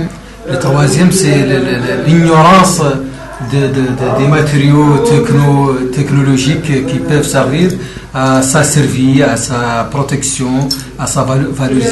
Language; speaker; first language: French; non-native, local second language; Arabic